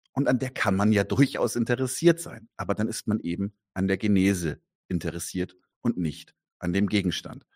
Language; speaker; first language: German; native; German